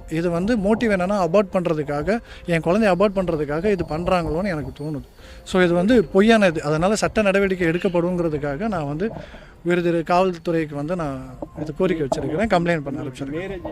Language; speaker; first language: Tamil; native; Tamil